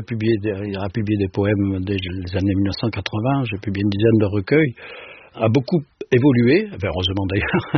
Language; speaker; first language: French; native; French